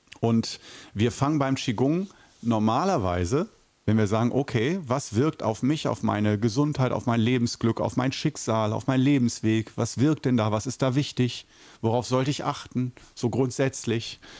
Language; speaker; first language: German; native; German